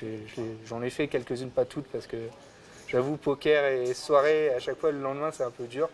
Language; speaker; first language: French; native; French